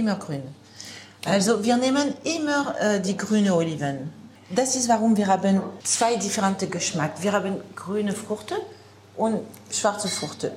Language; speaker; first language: German; non-native, learner; French